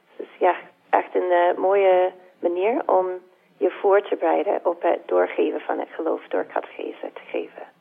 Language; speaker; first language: Dutch; non-native, fluent; English